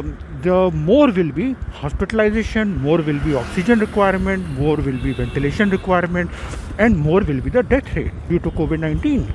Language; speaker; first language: English; non-native, local second language; Hindi